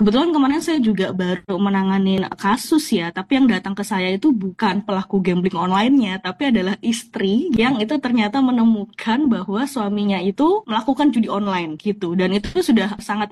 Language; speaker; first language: Indonesian; native; Indonesian